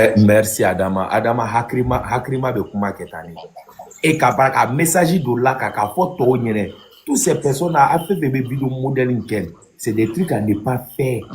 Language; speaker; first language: French; non-native, local second language; Dyula